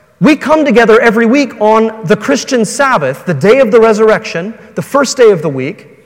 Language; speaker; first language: English; native; English